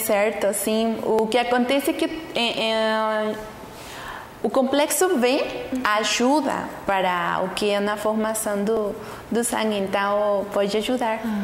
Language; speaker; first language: Portuguese; non-native, learner; Spanish